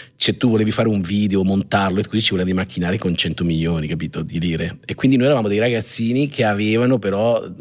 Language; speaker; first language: Italian; native; Italian